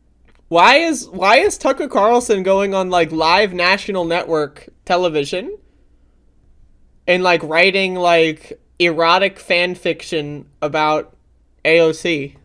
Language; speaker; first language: English; native; English